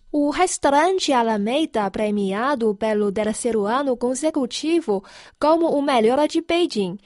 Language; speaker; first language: Portuguese; non-native, fluent; Chinese